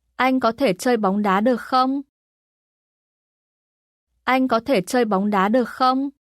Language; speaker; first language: Vietnamese; non-native, fluent; Korean